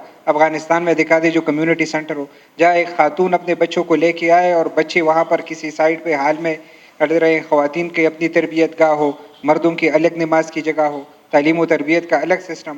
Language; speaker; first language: Urdu; native; Urdu